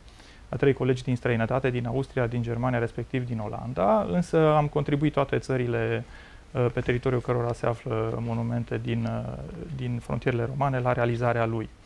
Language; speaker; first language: Romanian; native; Romanian